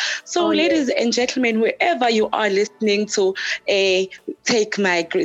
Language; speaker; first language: English; non-native, local second language; Zulu